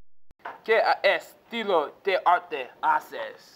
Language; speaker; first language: Spanish; non-native, learner; English